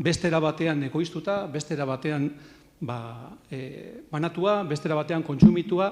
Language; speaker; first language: Basque; native; Basque